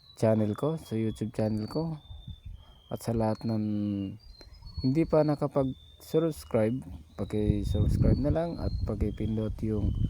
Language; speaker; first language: Filipino; non-native, local second language; Bikol